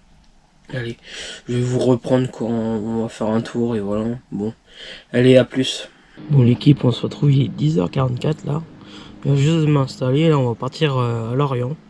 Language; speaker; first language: French; native; French